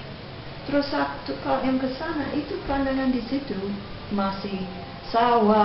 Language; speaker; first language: Indonesian; non-native, fluent; English